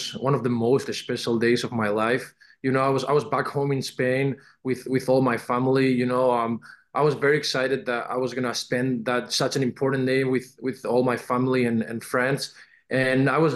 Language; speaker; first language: English; non-native, fluent; Spanish